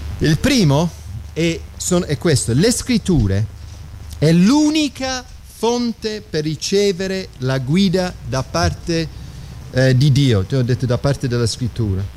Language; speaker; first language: Italian; non-native, fluent; English